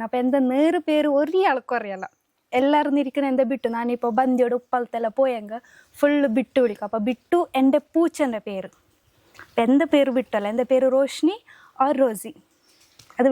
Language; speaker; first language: Malayalam; non-native, local second language; Hindi